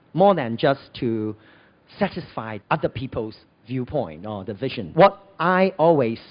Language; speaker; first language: English; non-native, local second language; Cantonese